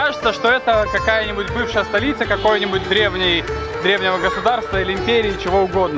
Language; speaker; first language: Russian; native; Russian